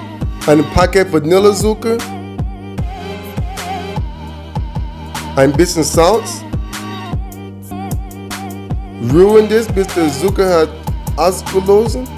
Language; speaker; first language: German; non-native, learner; English